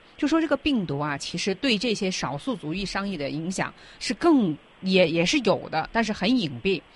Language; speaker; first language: Chinese; native; Chinese